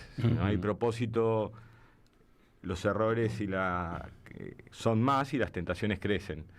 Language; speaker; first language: Spanish; native; Spanish